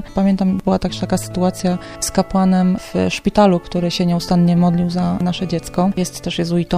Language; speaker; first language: Polish; native; Polish